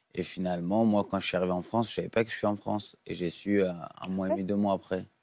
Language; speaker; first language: French; non-native, fluent; Persian